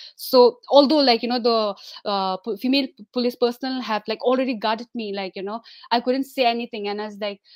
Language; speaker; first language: English; non-native, local second language; Tibetan